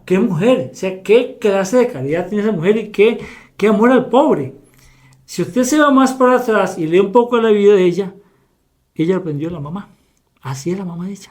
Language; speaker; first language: Spanish; native; Spanish